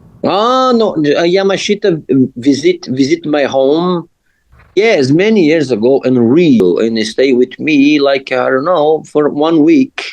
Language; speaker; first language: English; non-native, learner; Portuguese